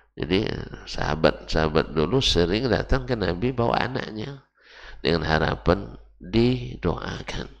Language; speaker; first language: Indonesian; native; Indonesian